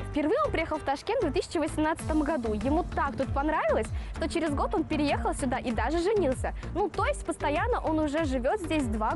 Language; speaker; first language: Russian; native; Russian